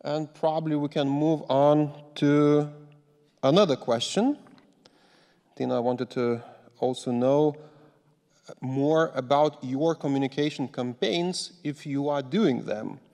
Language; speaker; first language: English; non-native, fluent; Lithuanian